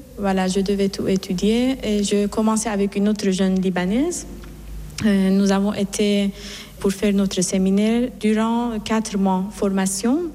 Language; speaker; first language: French; non-native, fluent; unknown